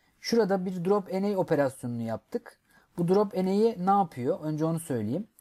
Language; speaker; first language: Turkish; native; Turkish